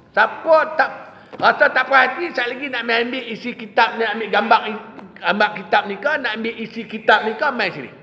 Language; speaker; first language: Malay; native; Malay